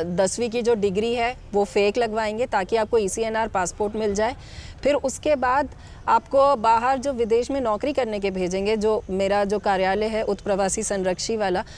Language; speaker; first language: Hindi; native; Hindi